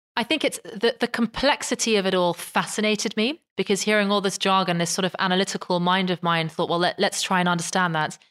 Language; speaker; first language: English; native; English